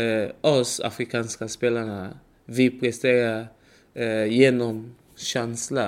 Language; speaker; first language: Swedish; non-native, learner; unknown